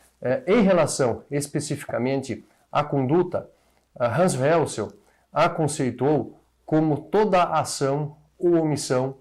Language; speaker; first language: Portuguese; native; Portuguese